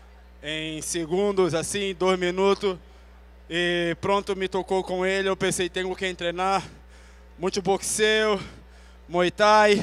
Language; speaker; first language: Spanish; non-native, fluent; Portuguese